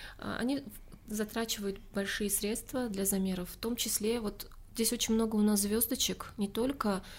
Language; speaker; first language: Russian; non-native, local second language; Tajik